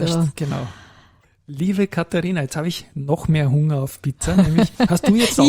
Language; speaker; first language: German; native; German